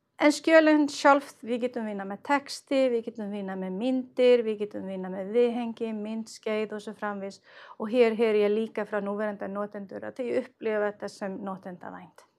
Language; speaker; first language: Icelandic; non-native, fluent; Swedish